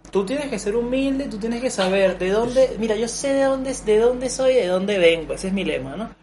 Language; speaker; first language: Spanish; native; Spanish